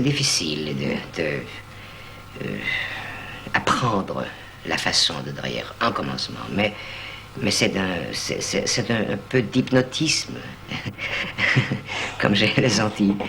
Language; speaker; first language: French; non-native, learner; Danish